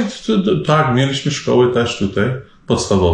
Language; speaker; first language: Polish; early bilingual, heritage; Polish